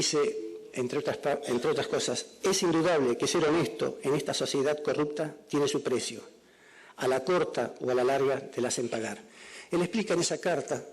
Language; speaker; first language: Spanish; native; Spanish